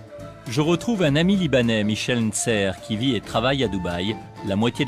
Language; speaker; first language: French; native; French